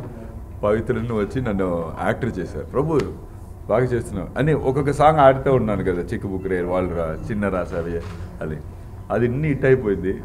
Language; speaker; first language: Telugu; non-native, learner; Tamil